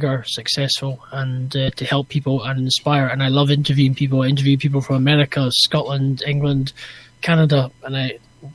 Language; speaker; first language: English; native; English